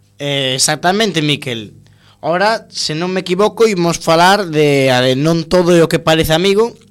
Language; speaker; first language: Galician; non-native, local second language; Spanish